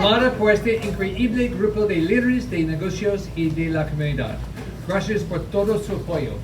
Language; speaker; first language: Spanish; non-native, learner; English